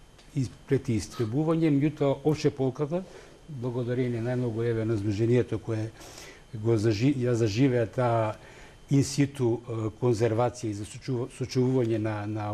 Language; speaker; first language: Macedonian; native; Macedonian